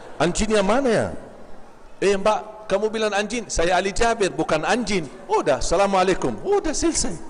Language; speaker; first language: Malay; non-native, fluent; Arabic